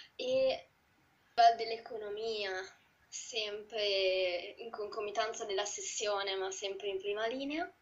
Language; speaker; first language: Italian; native; Italian